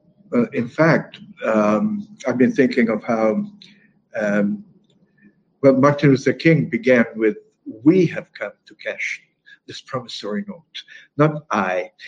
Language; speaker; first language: English; non-native, fluent; Italian